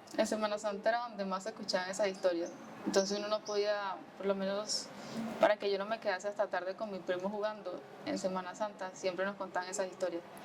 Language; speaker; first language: Spanish; native; Spanish